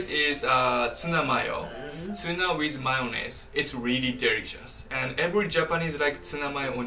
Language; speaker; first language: English; non-native, fluent; Japanese